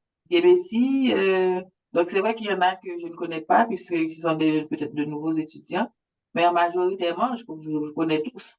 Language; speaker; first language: French; native; French